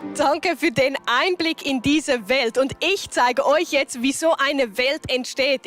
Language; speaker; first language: German; native; German